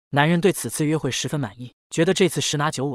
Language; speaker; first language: Chinese; native; Chinese